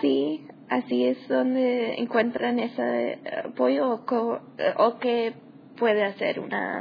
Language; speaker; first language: Spanish; non-native, learner; English